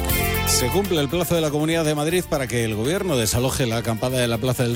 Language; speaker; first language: Spanish; native; Spanish